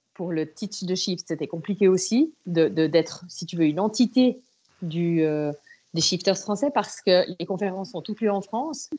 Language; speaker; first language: French; native; French